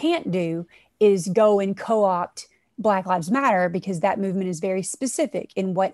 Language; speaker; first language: English; native; English